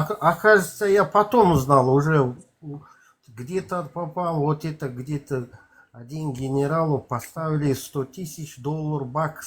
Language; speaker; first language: Russian; non-native, local second language; Kazakh